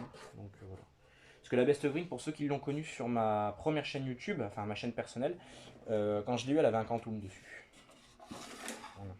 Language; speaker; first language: French; native; French